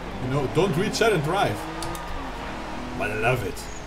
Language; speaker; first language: English; non-native, fluent; German